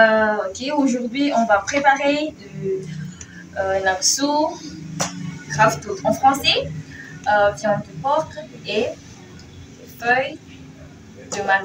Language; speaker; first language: French; non-native, local second language; Malagasy